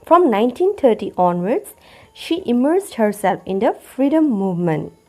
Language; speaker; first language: English; non-native, local second language; Assamese